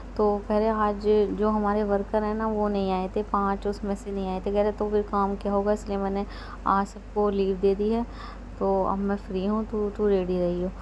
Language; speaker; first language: Hindi; native; Hindi